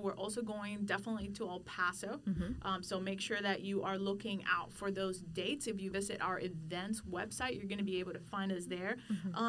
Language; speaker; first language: English; non-native, fluent; Spanish